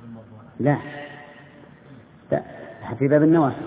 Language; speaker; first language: Arabic; native; Arabic